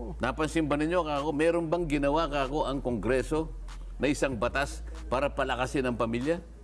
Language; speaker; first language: Filipino; native; Filipino